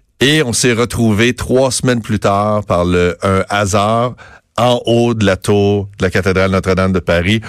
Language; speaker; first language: French; native; French